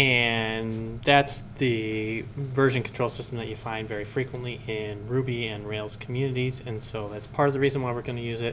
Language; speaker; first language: English; native; English